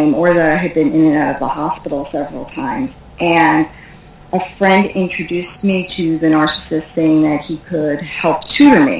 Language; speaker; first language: English; native; English